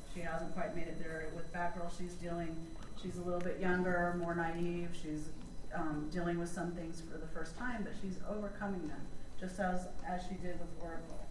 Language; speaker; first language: English; native; English